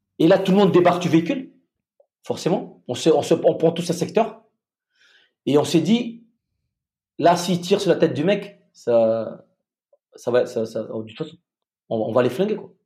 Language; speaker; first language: French; non-native, local second language; Malagasy